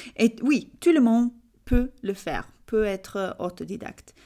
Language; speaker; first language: French; non-native, learner; English